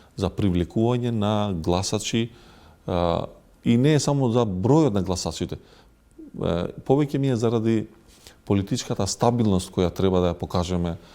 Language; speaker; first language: Macedonian; non-native, local second language; Albanian